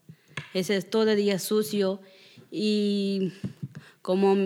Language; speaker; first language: Spanish; non-native, learner; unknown